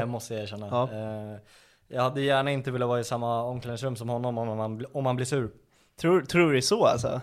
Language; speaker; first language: Swedish; native; Swedish